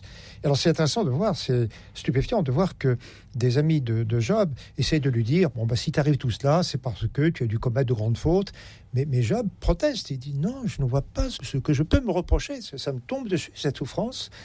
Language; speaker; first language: French; native; French